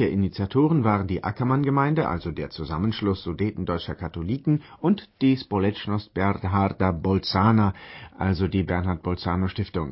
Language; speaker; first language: German; native; German